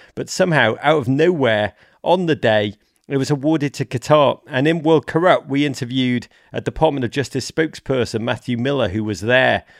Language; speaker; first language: English; native; English